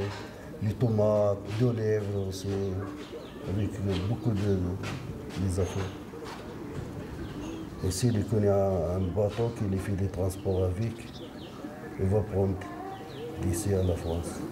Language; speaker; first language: French; non-native, local second language; Arabic